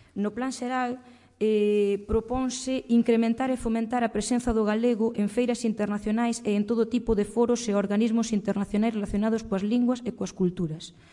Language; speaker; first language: Galician; native; Galician